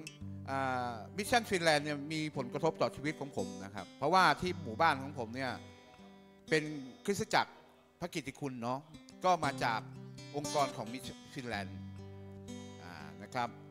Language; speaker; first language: Thai; native; Thai